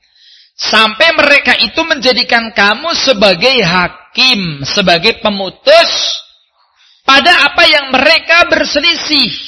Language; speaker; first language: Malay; non-native, local second language; Javanese